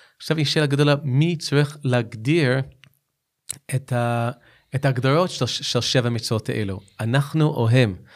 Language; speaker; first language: Hebrew; non-native, fluent; English